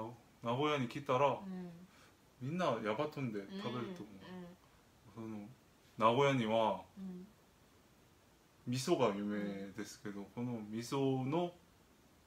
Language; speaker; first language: Japanese; non-native, fluent; Korean